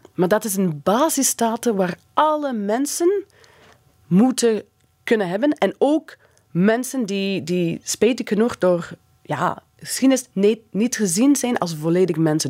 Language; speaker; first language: Dutch; non-native, fluent; English